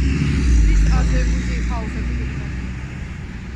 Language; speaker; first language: English; non-native, learner; Russian